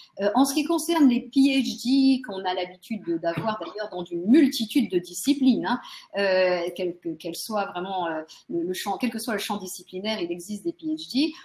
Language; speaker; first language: French; native; French